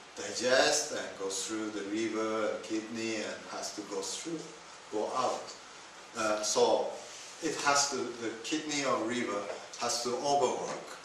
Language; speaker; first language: English; non-native, fluent; Japanese